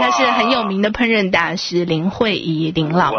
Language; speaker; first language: Chinese; native; Chinese